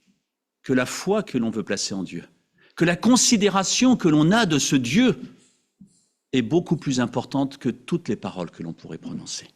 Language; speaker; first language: French; native; French